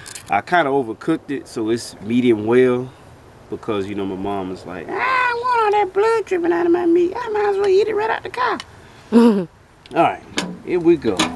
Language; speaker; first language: English; native; English